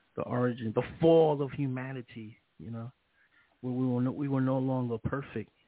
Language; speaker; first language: English; early bilingual, other home language; Spanish